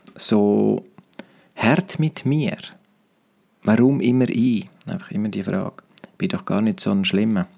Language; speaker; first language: German; non-native, fluent; Romansh